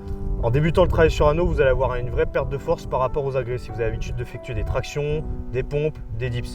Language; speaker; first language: French; native; French